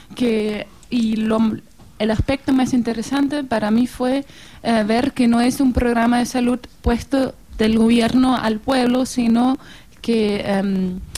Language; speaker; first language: Spanish; non-native, fluent; German